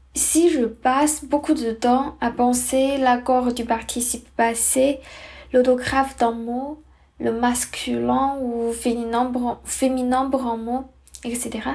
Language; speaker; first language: French; non-native, fluent; Chinese